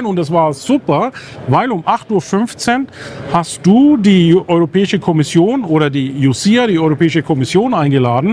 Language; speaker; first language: German; native; German